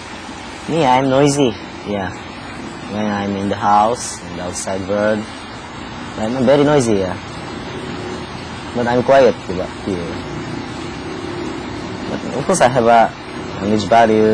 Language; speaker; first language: English; non-native, learner; Japanese